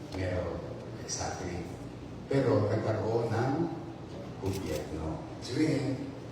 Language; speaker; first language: Filipino; native; Filipino